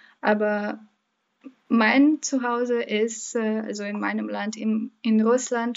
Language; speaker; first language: German; non-native, fluent; Russian